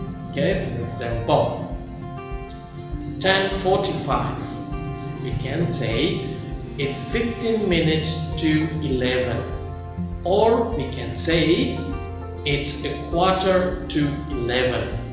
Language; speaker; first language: English; non-native, fluent; Indonesian